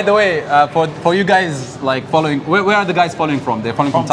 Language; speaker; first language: English; non-native, fluent; Arabic